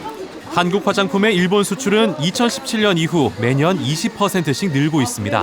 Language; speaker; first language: Korean; native; Korean